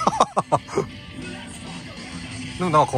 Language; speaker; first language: Japanese; non-native, fluent; Korean